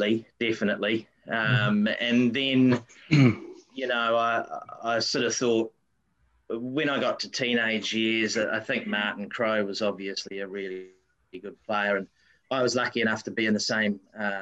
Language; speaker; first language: English; native; English